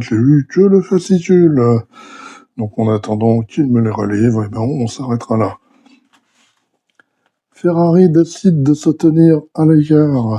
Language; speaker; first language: French; native; French